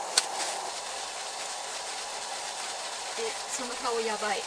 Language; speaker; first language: Japanese; native; Japanese